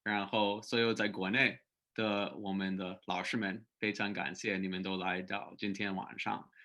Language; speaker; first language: Chinese; non-native, fluent; English